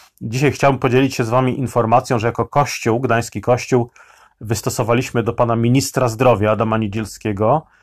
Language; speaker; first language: Polish; native; Polish